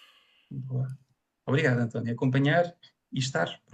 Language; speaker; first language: Portuguese; native; Portuguese